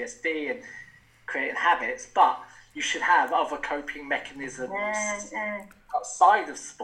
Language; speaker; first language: English; native; English